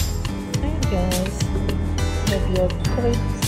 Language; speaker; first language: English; non-native, learner; Filipino